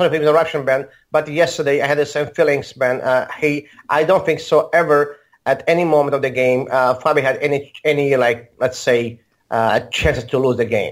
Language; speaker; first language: English; non-native, fluent; Azerbaijani